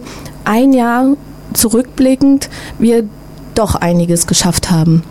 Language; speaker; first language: German; native; German